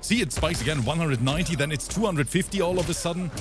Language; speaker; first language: English; native; English